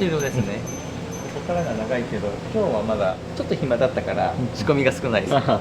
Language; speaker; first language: Japanese; native; Japanese